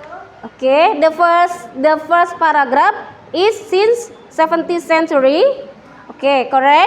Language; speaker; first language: English; non-native, fluent; Indonesian